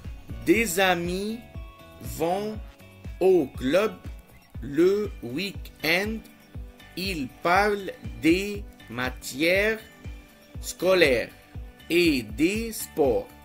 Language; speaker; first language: French; non-native, fluent; Arabic